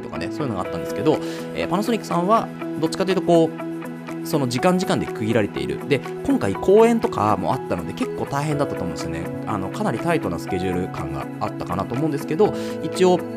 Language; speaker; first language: Japanese; native; Japanese